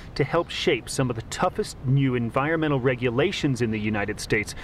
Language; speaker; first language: English; native; English